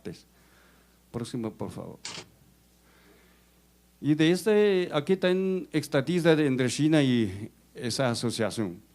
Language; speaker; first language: Spanish; non-native, fluent; Chinese